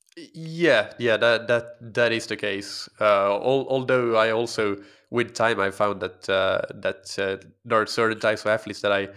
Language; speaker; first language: English; non-native, fluent; Swedish